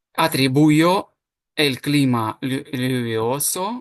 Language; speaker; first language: Spanish; non-native, fluent; Ukrainian